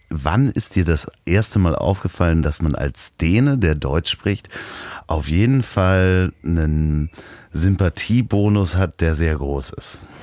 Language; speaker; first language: German; native; German